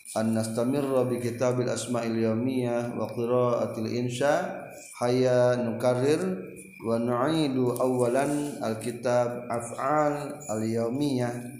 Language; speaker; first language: Arabic; non-native, learner; Indonesian